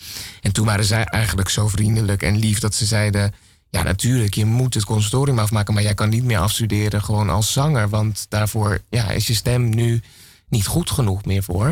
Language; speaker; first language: Dutch; native; Dutch